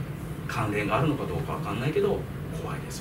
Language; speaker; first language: Japanese; native; Japanese